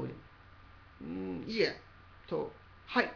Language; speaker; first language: Japanese; non-native, learner; English